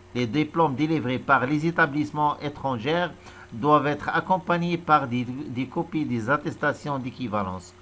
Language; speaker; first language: French; non-native, local second language; Arabic